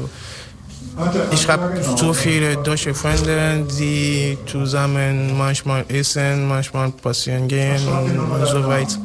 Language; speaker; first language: German; non-native, learner; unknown